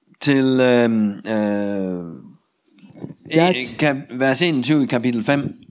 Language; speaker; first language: Danish; non-native, fluent; Russian